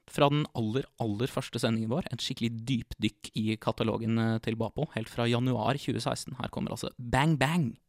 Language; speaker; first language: Norwegian; native; Norwegian